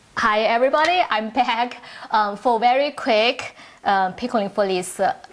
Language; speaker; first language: English; non-native, learner; Chinese